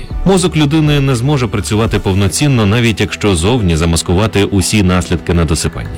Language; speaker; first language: Ukrainian; native; Ukrainian